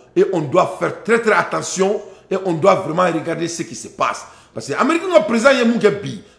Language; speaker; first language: French; non-native, local second language; Bambara